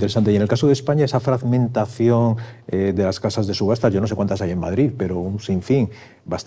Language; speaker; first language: Spanish; native; Spanish